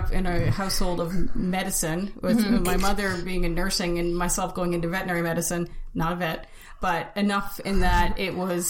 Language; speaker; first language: English; native; English